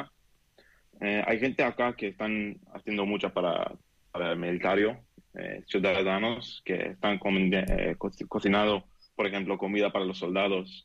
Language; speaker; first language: Spanish; non-native, learner; Hebrew